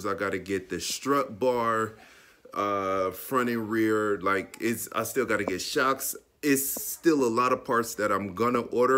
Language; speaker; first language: English; native; English